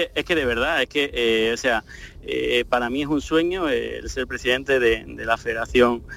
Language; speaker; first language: Spanish; native; Spanish